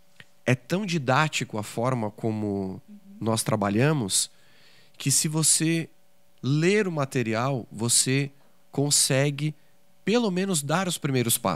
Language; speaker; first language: Portuguese; native; Portuguese